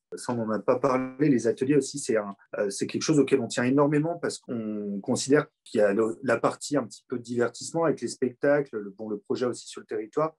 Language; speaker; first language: French; native; French